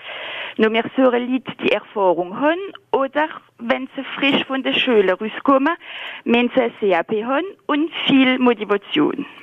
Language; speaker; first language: German; non-native, local second language; French